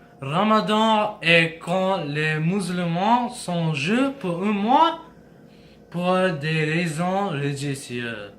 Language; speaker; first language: French; non-native, learner; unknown